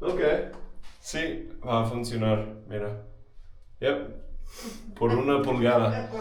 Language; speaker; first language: Spanish; non-native, fluent; English